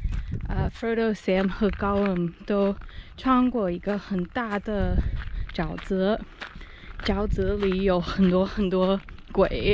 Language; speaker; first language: Chinese; non-native, fluent; English